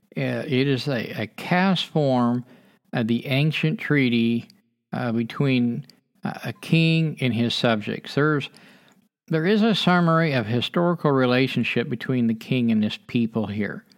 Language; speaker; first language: English; native; English